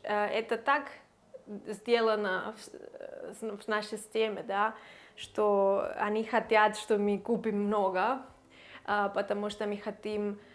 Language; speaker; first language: Russian; non-native, learner; Catalan